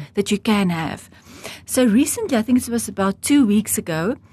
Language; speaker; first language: English; non-native, local second language; Afrikaans